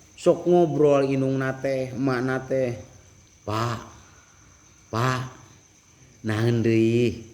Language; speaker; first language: Sundanese; native; Sundanese